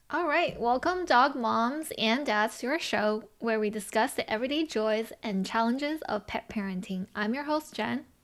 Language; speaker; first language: English; early bilingual, other home language; Chinese